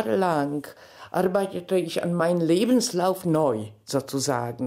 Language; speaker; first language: German; non-native, fluent; Polish